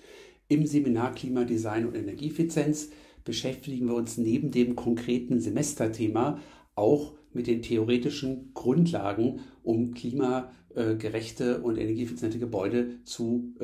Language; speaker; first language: German; native; German